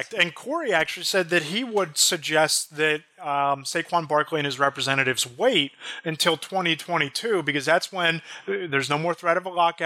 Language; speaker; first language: English; native; English